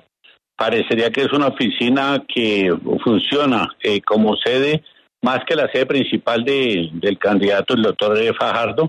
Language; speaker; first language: Spanish; native; Spanish